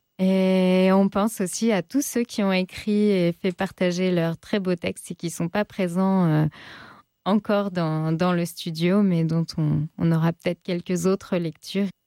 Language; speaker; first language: French; native; French